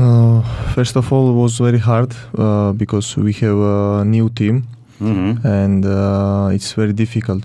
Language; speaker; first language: English; non-native, learner; Georgian